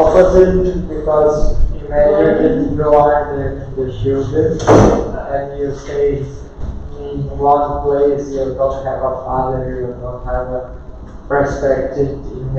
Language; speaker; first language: English; non-native, learner; Portuguese